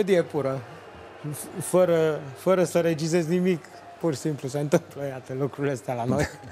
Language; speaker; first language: Romanian; native; Romanian